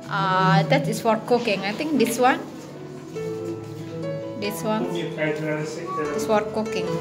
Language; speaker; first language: English; non-native, learner; Indonesian